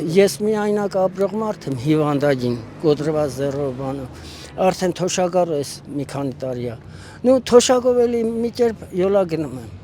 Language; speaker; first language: Armenian; native; Armenian